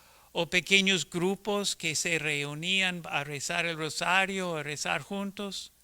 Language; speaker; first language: Spanish; non-native, fluent; English